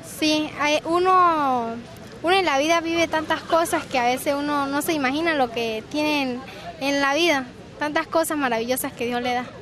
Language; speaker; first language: Spanish; native; Spanish